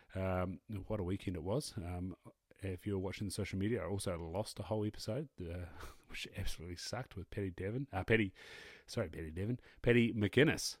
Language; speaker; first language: English; native; English